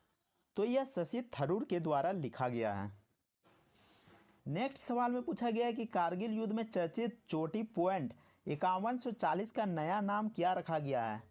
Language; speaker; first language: Hindi; native; Hindi